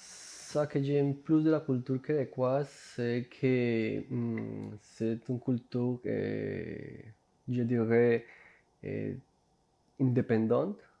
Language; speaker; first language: French; non-native, learner; Spanish